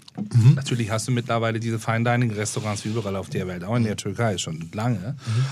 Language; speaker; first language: German; non-native, fluent; Turkish